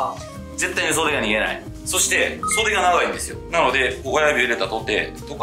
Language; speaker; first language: Japanese; native; Japanese